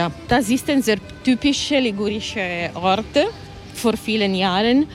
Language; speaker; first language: German; non-native, learner; Italian